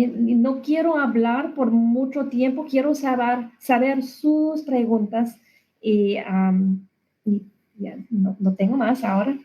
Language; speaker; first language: Spanish; non-native, learner; English